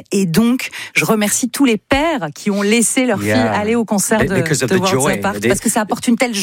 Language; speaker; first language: French; native; French